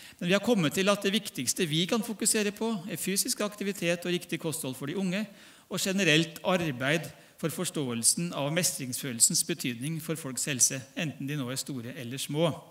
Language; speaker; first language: Norwegian; native; Norwegian